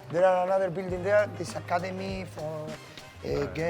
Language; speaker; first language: English; non-native, fluent; Spanish